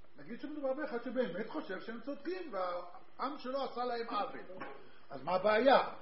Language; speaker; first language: Hebrew; native; Hebrew